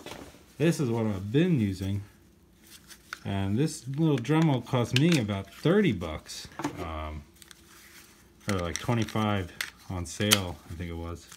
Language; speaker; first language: English; native; English